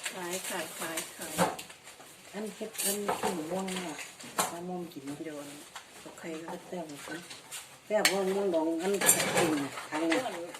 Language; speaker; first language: Thai; native; Thai